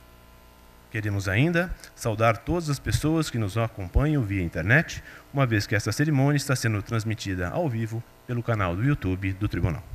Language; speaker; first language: Portuguese; native; Portuguese